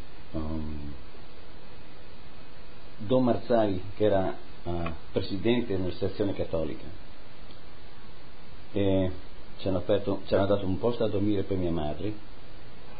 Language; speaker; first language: Italian; native; Italian